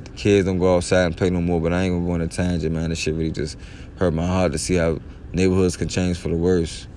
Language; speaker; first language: English; native; English